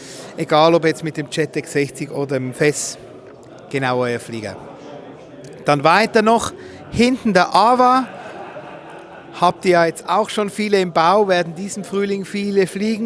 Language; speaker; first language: German; native; German